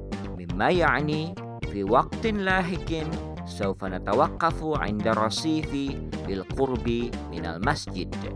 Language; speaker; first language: Arabic; non-native, fluent; Indonesian